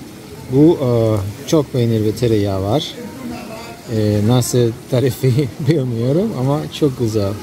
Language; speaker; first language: Turkish; non-native, learner; Spanish